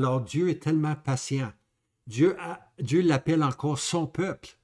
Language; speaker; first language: French; native; French